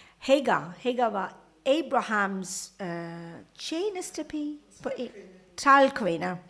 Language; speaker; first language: Danish; non-native, fluent; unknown